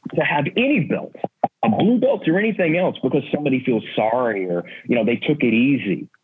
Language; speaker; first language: English; native; English